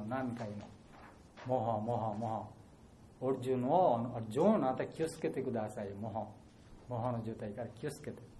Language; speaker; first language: Japanese; non-native, learner; Bangla